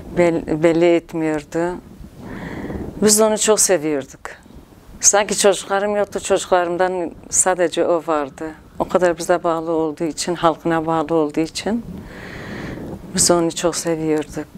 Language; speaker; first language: Turkish; non-native, local second language; Kurdish